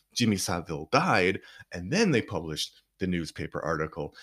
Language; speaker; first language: English; native; English